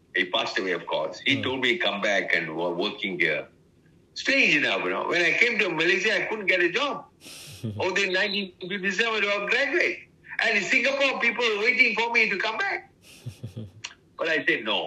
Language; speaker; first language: English; non-native, local second language; Tamil